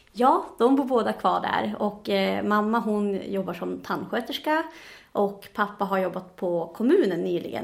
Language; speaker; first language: Swedish; native; Swedish